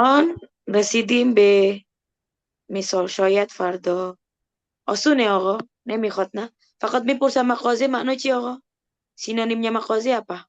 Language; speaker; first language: Persian; non-native, fluent; Indonesian